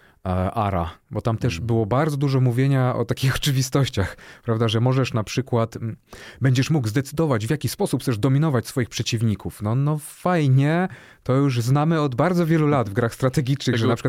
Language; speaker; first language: Polish; native; Polish